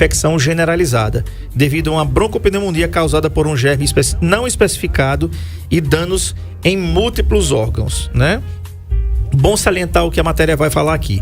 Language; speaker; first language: Portuguese; native; Portuguese